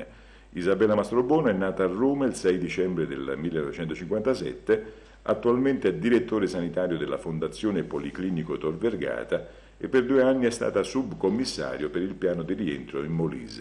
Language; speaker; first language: Italian; native; Italian